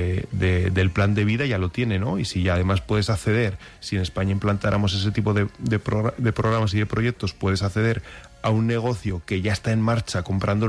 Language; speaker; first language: Spanish; native; Spanish